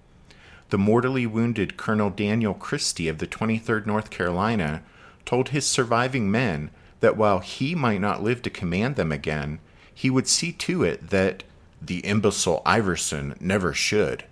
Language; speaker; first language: English; native; English